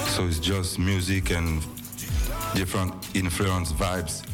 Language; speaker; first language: English; non-native, learner; French